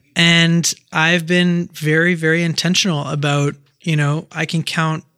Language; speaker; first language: English; native; English